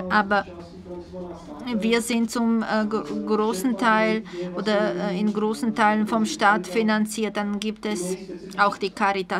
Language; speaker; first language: German; non-native, fluent; Czech